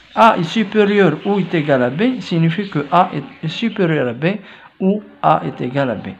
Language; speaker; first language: French; non-native, local second language; Arabic